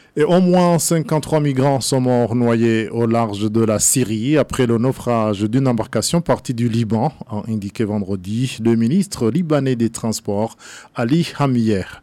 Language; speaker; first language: French; non-native, local second language; Rundi